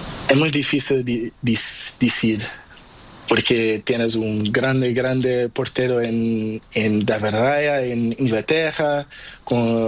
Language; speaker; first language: Spanish; non-native, learner; Portuguese